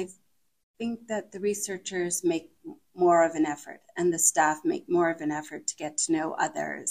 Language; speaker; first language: English; native; English